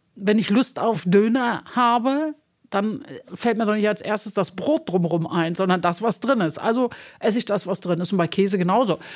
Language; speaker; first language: German; native; German